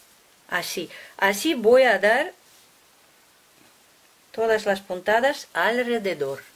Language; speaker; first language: Spanish; non-native, fluent; Russian